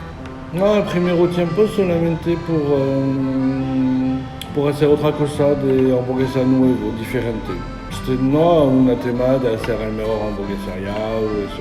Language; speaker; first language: Spanish; non-native, learner; French